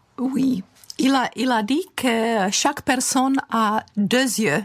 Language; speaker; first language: French; non-native, learner; Czech